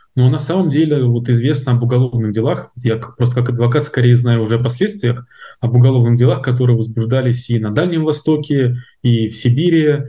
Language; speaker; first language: Russian; native; Russian